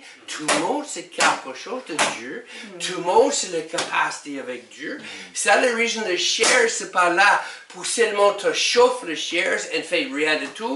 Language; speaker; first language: French; non-native, learner; English